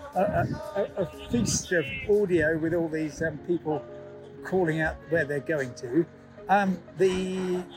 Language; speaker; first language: English; native; English